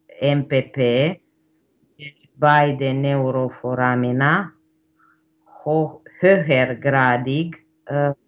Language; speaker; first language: German; non-native, learner; Romanian